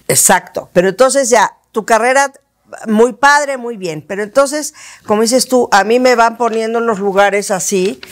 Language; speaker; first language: Spanish; native; Spanish